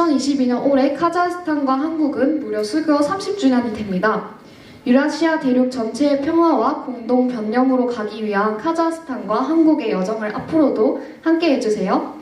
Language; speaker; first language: Korean; native; Korean